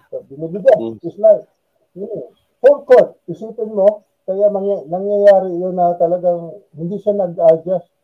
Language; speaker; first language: Filipino; non-native, local second language; Cebuano